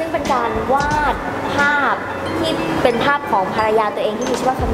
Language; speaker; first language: Thai; native; Thai